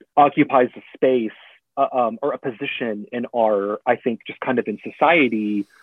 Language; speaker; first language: English; native; English